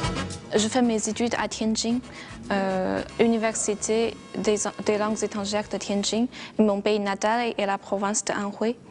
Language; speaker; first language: French; non-native, fluent; Chinese